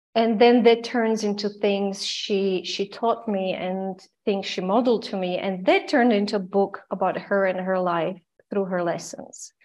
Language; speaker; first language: English; non-native, fluent; Croatian